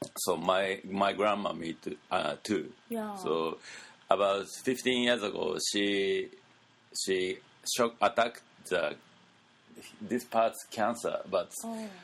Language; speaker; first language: English; non-native, learner; Japanese